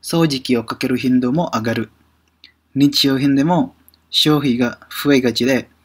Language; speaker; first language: Japanese; non-native, fluent; Indonesian